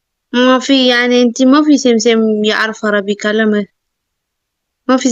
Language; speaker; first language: Arabic; non-native, learner; Oromo